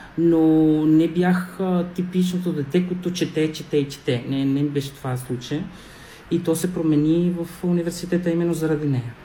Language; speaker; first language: Bulgarian; non-native, fluent; Spanish